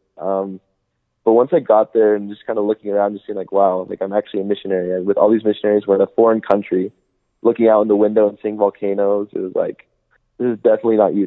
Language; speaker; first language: English; native; English